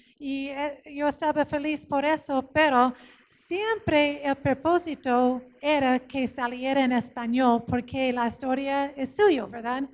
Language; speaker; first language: Spanish; non-native, fluent; English